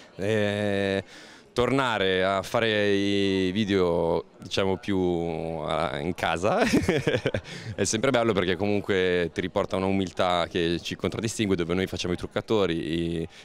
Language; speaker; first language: Italian; native; Italian